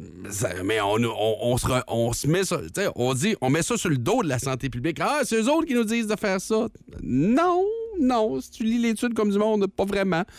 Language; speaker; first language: French; native; French